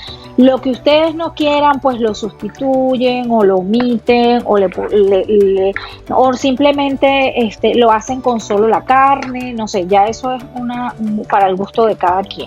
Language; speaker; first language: Spanish; native; Spanish